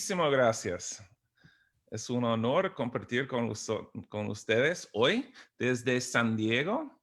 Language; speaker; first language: Spanish; non-native, fluent; English